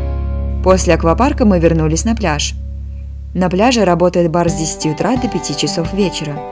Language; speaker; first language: Russian; native; Russian